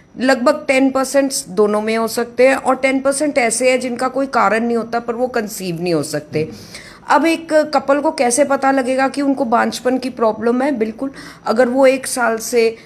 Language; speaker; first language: Hindi; non-native, local second language; Punjabi